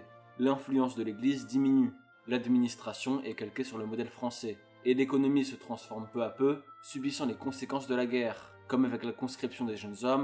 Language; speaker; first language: French; native; French